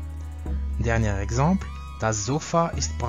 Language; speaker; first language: German; non-native, fluent; French